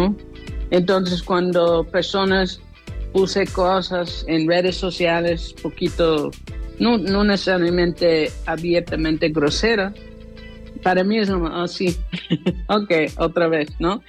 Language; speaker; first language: Spanish; non-native, fluent; English